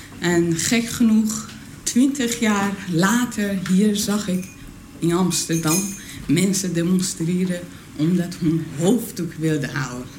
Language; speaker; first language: Dutch; non-native, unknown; Persian